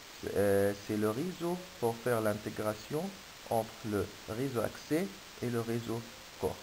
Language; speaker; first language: French; non-native, fluent; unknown